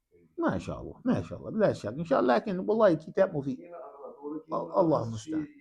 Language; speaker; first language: Arabic; non-native, fluent; English